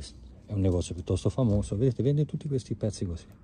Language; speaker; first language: Italian; native; Italian